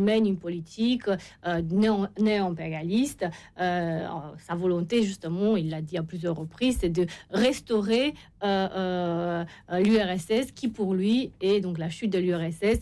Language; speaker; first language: French; non-native, fluent; Romanian